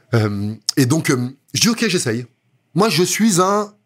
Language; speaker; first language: French; native; French